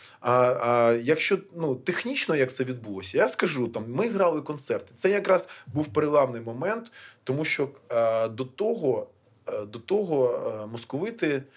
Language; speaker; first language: Ukrainian; non-native, local second language; Russian